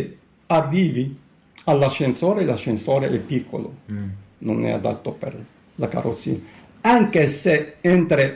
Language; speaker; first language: Italian; non-native, learner; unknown